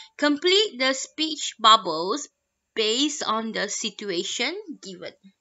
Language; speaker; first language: English; non-native, local second language; Malay